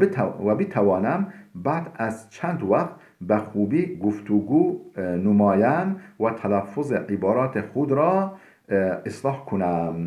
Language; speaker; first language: Persian; non-native, fluent; Turkish